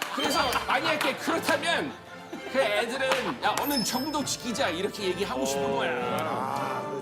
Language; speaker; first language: Korean; non-native, fluent; English